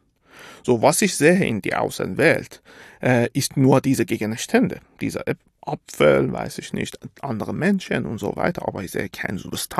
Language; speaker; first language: German; non-native, fluent; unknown